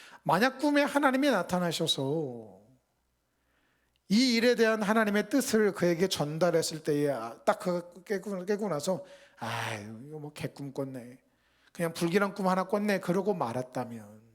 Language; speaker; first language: Korean; native; Korean